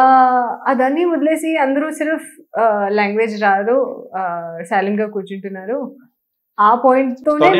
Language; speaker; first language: Telugu; non-native, learner; Hindi